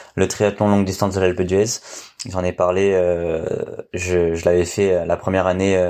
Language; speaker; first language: French; native; French